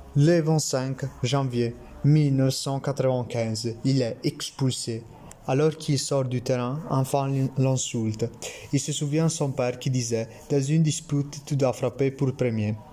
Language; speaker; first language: French; non-native, learner; Italian